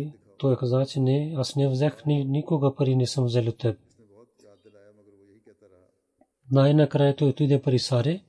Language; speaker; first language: Bulgarian; non-native, learner; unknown